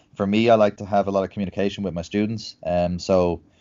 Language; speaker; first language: English; native; English